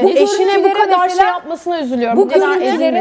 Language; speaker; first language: Turkish; native; Turkish